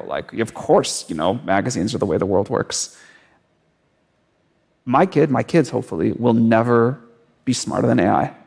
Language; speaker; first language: English; native; English